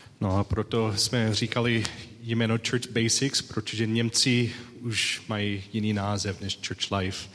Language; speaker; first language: Czech; non-native, learner; English